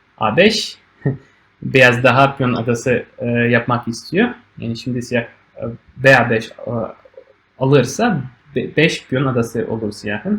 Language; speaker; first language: Turkish; non-native, fluent; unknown